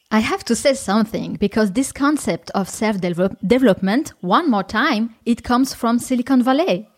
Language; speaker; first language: English; non-native, fluent; French